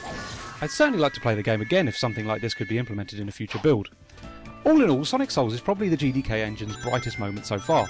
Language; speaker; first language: English; native; English